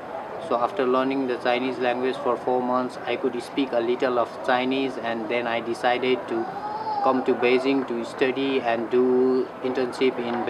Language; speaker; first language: English; non-native, fluent; Nepali